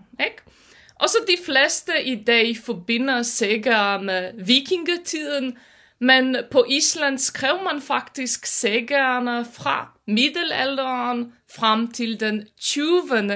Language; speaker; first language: Danish; non-native, fluent; Polish